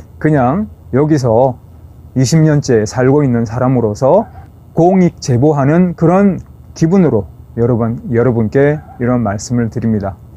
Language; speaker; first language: Korean; native; Korean